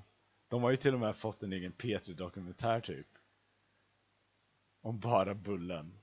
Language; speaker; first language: Swedish; native; Swedish